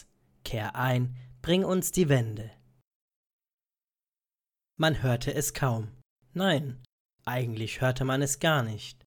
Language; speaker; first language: German; native; German